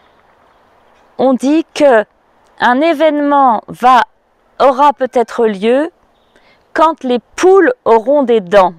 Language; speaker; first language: French; native; French